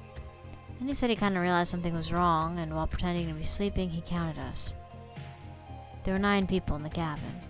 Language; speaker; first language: English; native; English